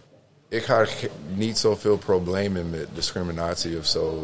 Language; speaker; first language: Dutch; non-native, learner; English